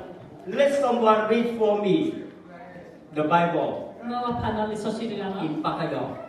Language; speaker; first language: English; non-native, learner; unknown